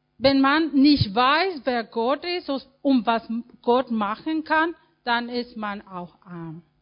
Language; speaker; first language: German; non-native, fluent; Spanish